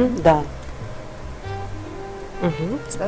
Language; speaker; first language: Russian; non-native, fluent; Polish